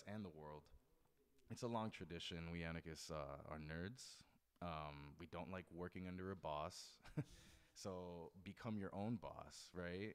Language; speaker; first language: English; native; English